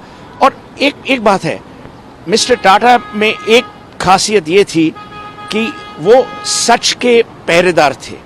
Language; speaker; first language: Hindi; native; Hindi